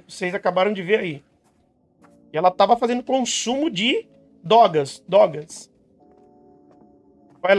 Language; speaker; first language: Portuguese; native; Portuguese